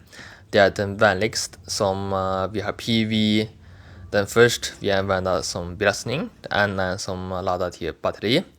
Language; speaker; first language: Swedish; non-native, learner; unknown